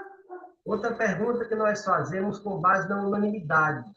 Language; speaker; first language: Portuguese; native; Portuguese